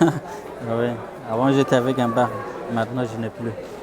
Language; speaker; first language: French; non-native, fluent; Persian